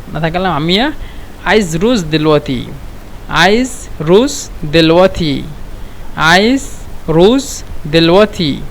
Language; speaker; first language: Egyptian Arabic; non-native, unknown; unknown